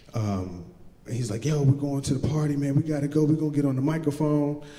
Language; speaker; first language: English; native; English